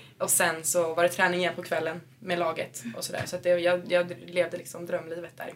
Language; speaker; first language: Swedish; native; Swedish